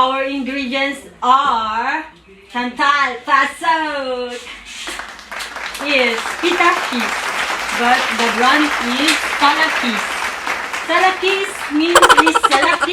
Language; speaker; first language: English; non-native, local second language; Filipino